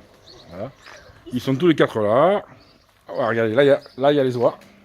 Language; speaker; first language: French; native; French